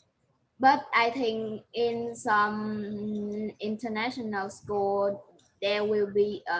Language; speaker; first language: English; non-native, learner; Vietnamese